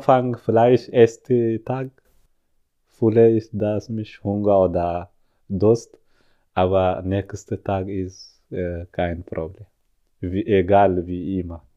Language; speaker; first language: German; non-native, learner; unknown